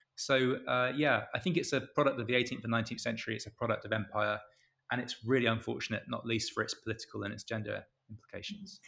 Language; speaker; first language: English; native; English